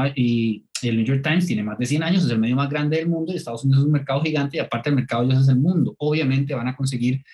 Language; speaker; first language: Spanish; native; Spanish